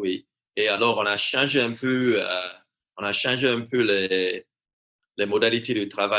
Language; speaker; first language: French; non-native, fluent; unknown